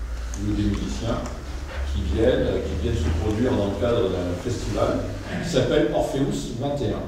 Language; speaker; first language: French; native; French